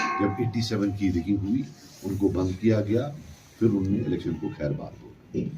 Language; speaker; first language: Urdu; non-native, local second language; Kashmiri